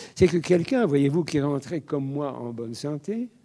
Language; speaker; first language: French; native; French